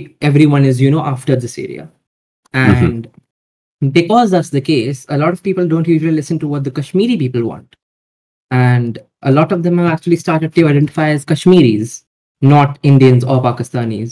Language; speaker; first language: English; non-native, local second language; Hindi